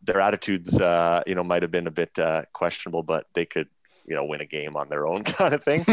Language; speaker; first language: English; native; English